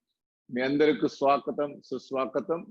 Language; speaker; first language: Telugu; non-native, local second language; Tamil